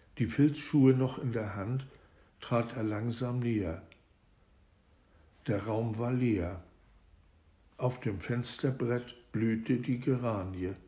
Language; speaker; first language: German; native; German